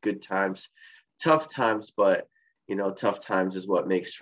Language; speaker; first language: English; early bilingual, other home language; Portuguese